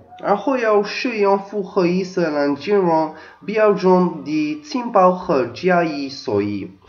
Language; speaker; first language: Chinese; non-native, learner; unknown